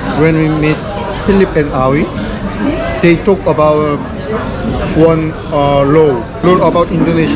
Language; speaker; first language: English; non-native, learner; Korean